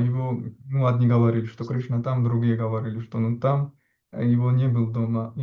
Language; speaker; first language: Russian; non-native, fluent; Georgian